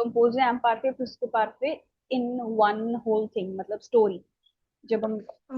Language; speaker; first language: French; non-native, fluent; Hindi